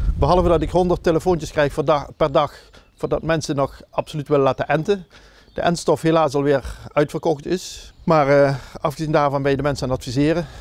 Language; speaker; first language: Dutch; native; Dutch